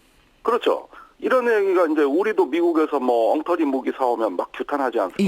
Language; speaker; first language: Korean; native; Korean